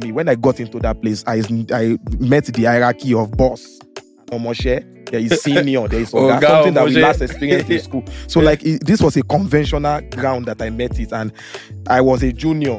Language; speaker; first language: English; non-native, local second language; Yoruba